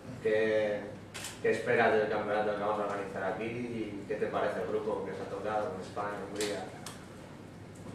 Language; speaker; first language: Spanish; native; Spanish